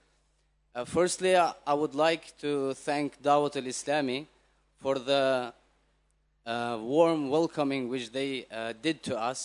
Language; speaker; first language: English; non-native, fluent; Albanian